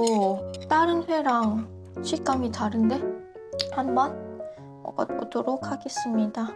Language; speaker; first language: Korean; non-native, fluent; Lao